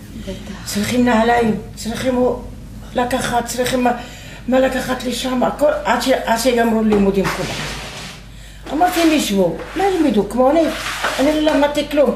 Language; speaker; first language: Hebrew; non-native, fluent; Arabic